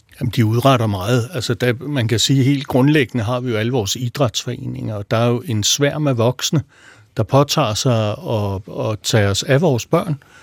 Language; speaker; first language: Danish; native; Danish